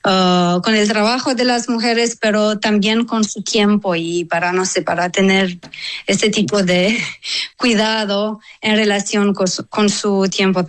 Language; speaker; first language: Spanish; non-native, fluent; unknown